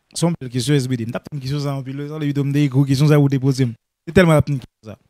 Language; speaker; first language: French; non-native, local second language; Haitian Creole